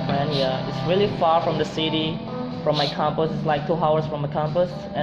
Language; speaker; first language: English; non-native, fluent; Indonesian